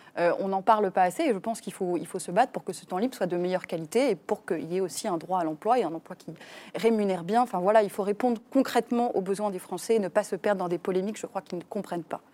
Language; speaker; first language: French; native; French